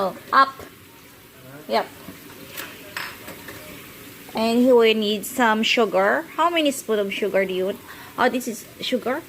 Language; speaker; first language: English; non-native, learner; Filipino